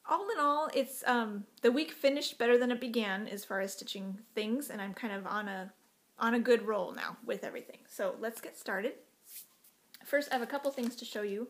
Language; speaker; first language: English; native; English